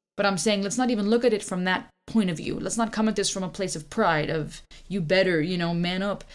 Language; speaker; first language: English; early bilingual, other home language; German